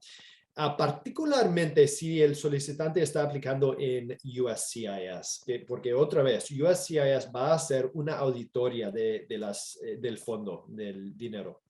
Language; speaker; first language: Spanish; non-native, fluent; English